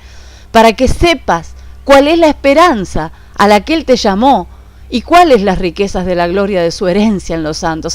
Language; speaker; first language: Spanish; native; Spanish